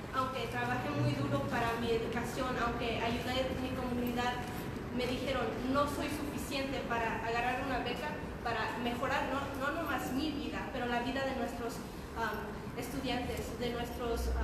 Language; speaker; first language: Spanish; early bilingual, heritage; Spanish